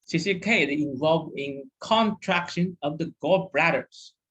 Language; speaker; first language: English; non-native, fluent; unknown